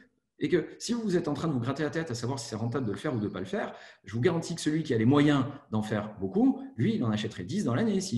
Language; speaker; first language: French; native; French